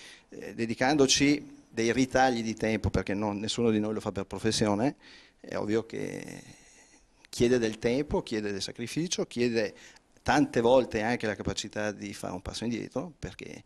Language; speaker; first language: Italian; native; Italian